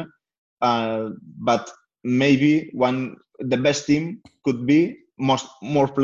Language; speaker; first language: English; non-native, fluent; Spanish